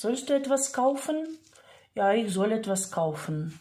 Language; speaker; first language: German; non-native, fluent; Ukrainian